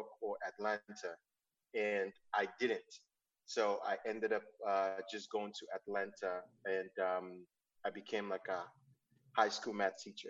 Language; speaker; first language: English; non-native, local second language; Igbo